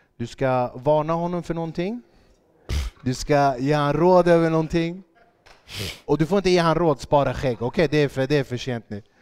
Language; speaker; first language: Swedish; early bilingual, other home language; Kurdish